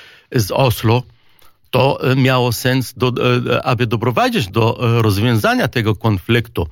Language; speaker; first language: Polish; non-native, fluent; Arabic